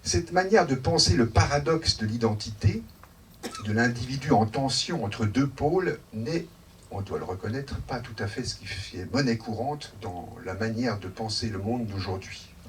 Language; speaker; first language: French; native; French